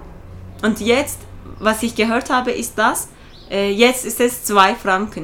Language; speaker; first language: German; non-native, fluent; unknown